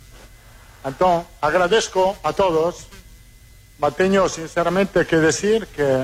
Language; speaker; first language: Portuguese; non-native, fluent; Italian